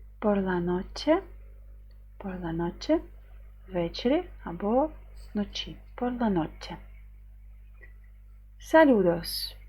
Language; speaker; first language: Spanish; non-native, fluent; Ukrainian